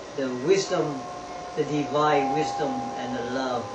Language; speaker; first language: English; non-native, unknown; Vietnamese